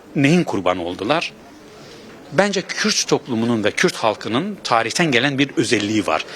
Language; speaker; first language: Turkish; non-native, local second language; Kurdish